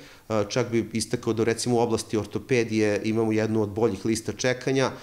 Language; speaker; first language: Serbian; native; Serbian